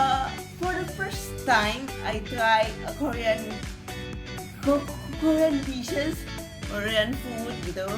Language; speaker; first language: English; non-native, learner; Indonesian